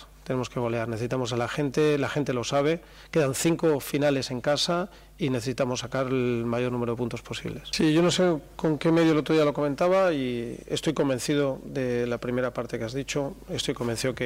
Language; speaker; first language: Spanish; native; Spanish